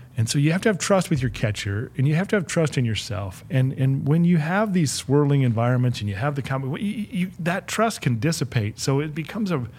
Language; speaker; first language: English; native; English